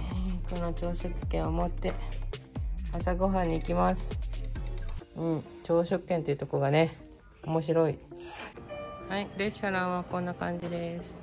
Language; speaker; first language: Japanese; native; Japanese